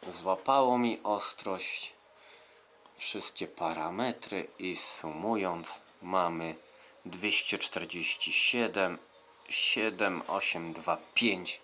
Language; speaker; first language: Polish; native; Polish